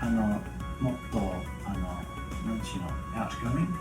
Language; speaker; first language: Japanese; non-native, fluent; English